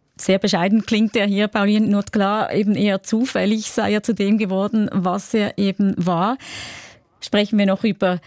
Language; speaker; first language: German; native; German